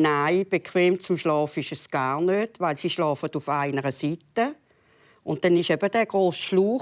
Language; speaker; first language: German; native; German